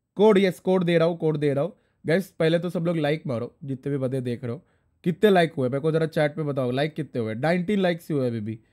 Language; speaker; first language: Hindi; non-native, local second language; Marathi